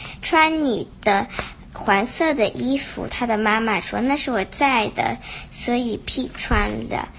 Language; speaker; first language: Chinese; early bilingual, heritage; Chinese